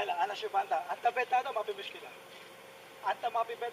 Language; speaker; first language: Arabic; non-native, learner; Filipino